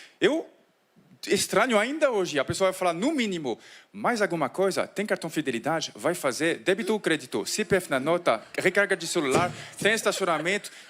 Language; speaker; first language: Portuguese; non-native, fluent; French